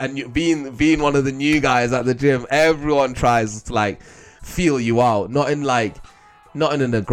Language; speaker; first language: English; native; English